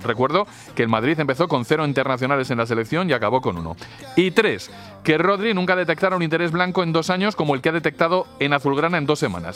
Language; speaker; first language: Spanish; native; Spanish